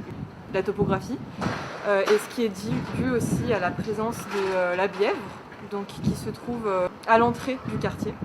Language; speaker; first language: French; native; French